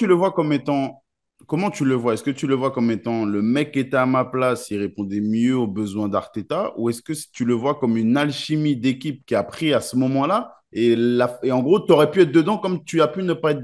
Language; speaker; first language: French; native; French